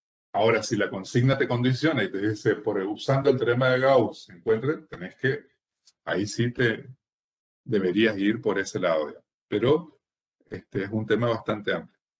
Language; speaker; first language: Spanish; native; Spanish